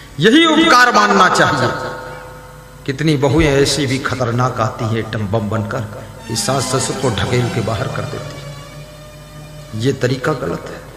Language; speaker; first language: Hindi; native; Hindi